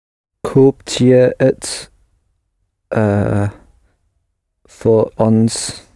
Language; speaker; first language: Dutch; non-native, learner; English